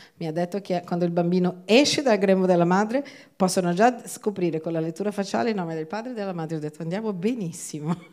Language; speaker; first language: Italian; non-native, fluent; Portuguese